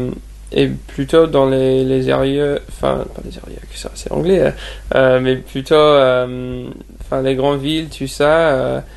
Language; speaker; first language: French; non-native, fluent; English